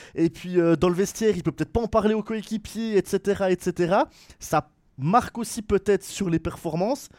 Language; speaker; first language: French; native; French